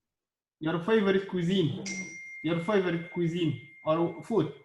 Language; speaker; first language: English; non-native, learner; Arabic